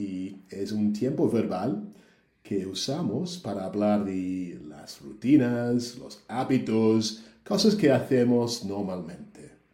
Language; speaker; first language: Spanish; non-native, fluent; English